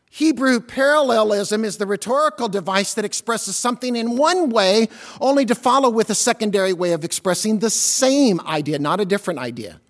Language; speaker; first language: English; native; English